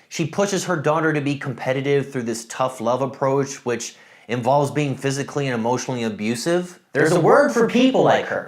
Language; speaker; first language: English; native; English